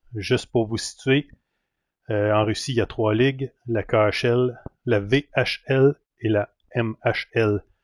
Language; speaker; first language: French; native; French